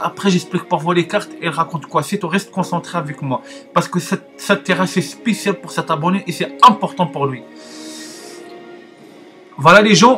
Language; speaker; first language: French; non-native, learner; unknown